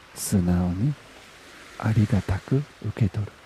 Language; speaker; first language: Japanese; non-native, fluent; English